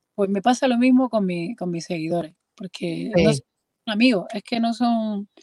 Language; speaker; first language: Spanish; native; Spanish